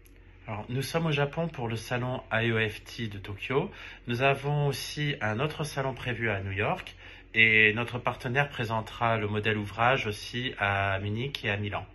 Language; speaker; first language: French; native; French